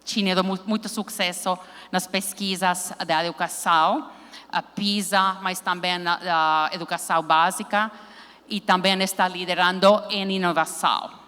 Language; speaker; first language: Portuguese; non-native, learner; Finnish